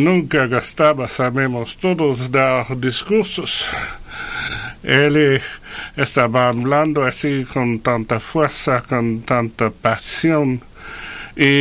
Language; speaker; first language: Spanish; non-native, fluent; French